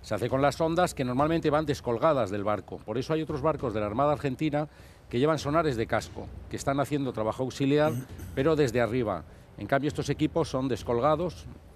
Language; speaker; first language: Spanish; native; Spanish